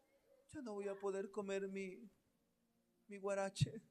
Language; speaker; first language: Spanish; native; Spanish